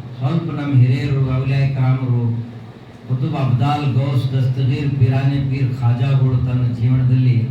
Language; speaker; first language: Kannada; non-native, local second language; Urdu